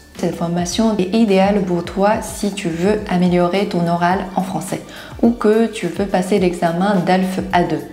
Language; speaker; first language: French; non-native, fluent; Chinese